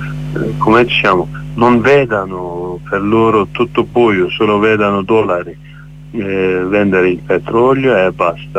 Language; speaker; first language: Italian; non-native, learner; Kurdish